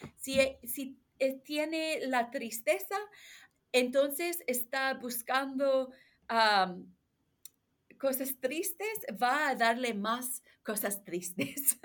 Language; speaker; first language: Spanish; non-native, learner; English